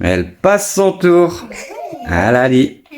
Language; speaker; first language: French; native; French